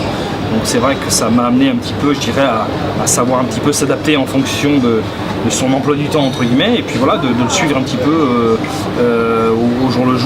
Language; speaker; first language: French; native; French